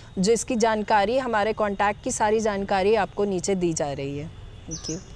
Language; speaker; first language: Hindi; native; Hindi